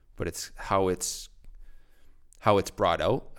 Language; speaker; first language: English; native; English